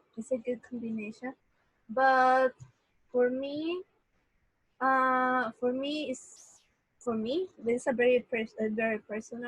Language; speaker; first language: English; non-native, learner; Spanish